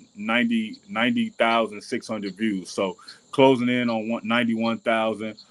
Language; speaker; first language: English; native; English